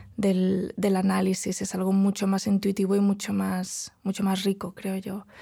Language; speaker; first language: Spanish; non-native, local second language; Catalan